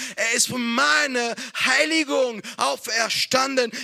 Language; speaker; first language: German; non-native, fluent; Italian